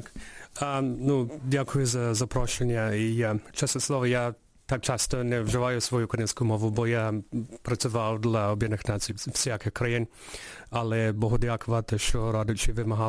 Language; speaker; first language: Ukrainian; early bilingual, heritage; Ukrainian